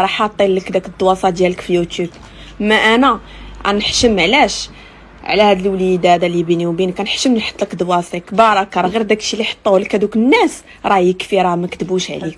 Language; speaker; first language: Arabic; native; Arabic